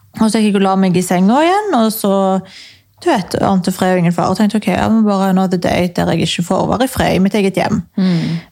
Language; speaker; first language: Norwegian; early bilingual, other home language; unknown